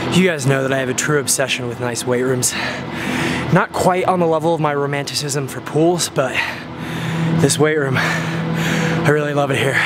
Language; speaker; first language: English; native; English